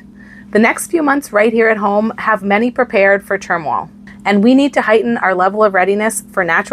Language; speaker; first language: English; native; English